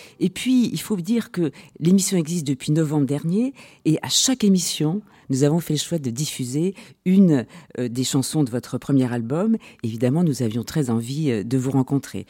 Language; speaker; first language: French; native; French